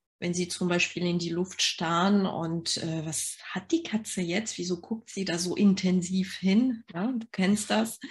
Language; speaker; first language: German; non-native, fluent; French